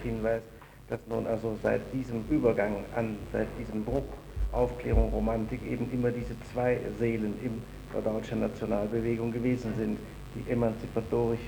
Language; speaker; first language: German; native; German